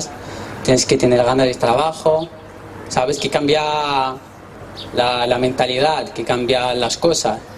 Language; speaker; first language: Spanish; non-native, learner; Arabic